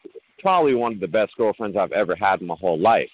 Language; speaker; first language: English; native; English